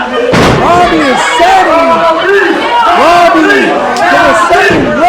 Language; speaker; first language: English; native; English